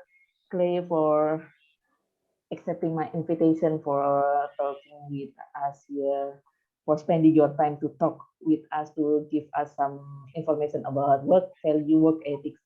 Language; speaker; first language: English; non-native, fluent; Indonesian